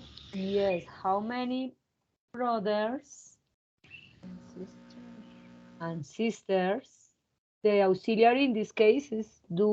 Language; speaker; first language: English; non-native, fluent; Spanish